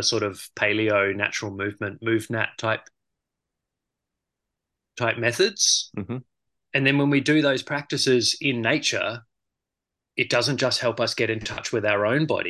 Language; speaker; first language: English; native; English